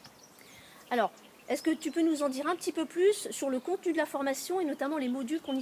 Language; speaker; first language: French; native; French